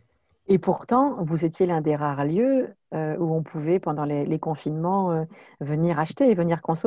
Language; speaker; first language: French; native; French